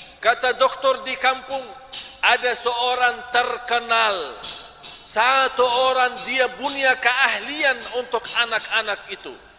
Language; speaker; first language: Malay; non-native, fluent; Arabic